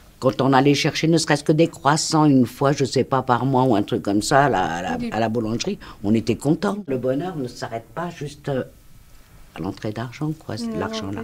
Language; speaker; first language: French; early bilingual, other home language; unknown